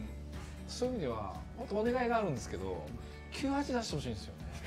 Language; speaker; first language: Japanese; native; Japanese